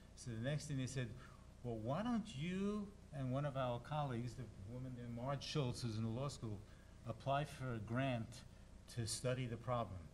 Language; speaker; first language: English; native; English